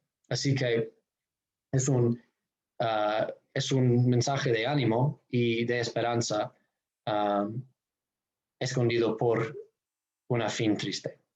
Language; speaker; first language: Spanish; non-native, fluent; English